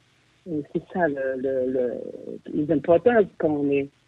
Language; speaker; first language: French; non-native, fluent; Chinese